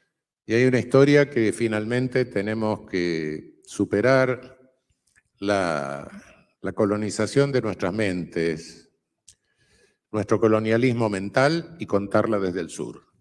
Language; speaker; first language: Spanish; native; Spanish